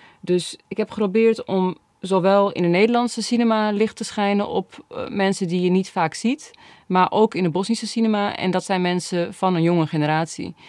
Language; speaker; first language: Dutch; early bilingual, other home language; Bosnian